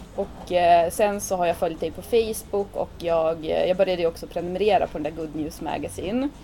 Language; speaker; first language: Swedish; native; Swedish